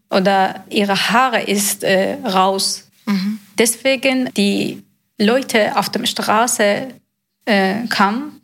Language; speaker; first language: German; non-native, learner; Persian